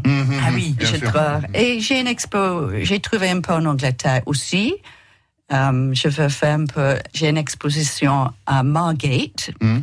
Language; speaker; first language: French; non-native, learner; English